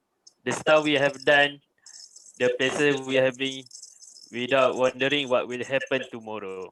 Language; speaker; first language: English; non-native, local second language; Malay